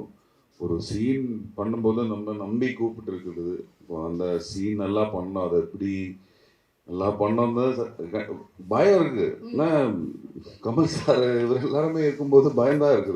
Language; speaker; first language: Tamil; non-native, learner; Malayalam